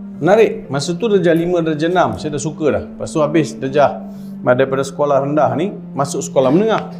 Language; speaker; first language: Malay; non-native, local second language; Tamil